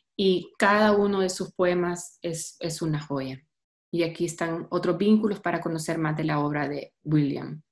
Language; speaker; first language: Spanish; early bilingual, heritage; Spanish